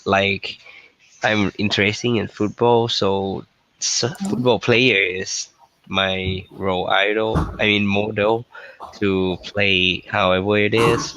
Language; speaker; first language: English; non-native, learner; Thai